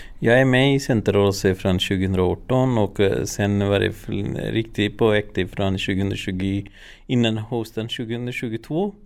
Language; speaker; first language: Swedish; non-native, learner; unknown